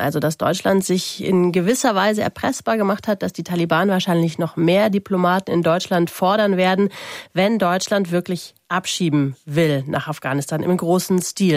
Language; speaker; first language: German; native; German